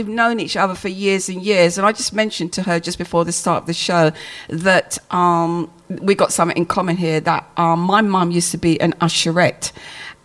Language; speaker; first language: English; native; English